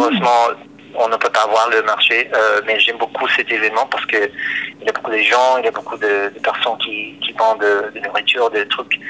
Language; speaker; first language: French; non-native, fluent; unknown